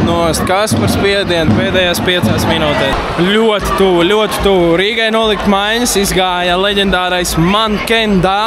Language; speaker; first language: Latvian; native; Latvian